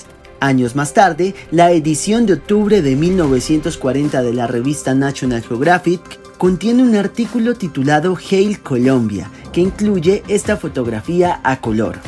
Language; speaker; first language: Spanish; native; Spanish